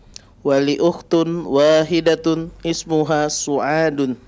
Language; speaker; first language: Arabic; non-native, learner; Indonesian